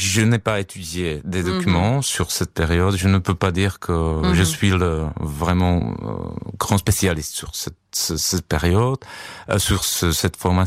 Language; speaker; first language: French; non-native, fluent; Czech